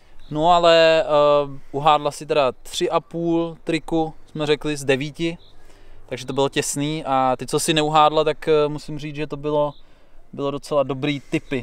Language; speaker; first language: Czech; native; Czech